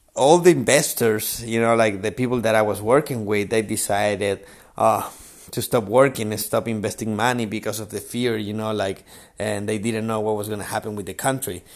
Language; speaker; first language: English; non-native, fluent; Spanish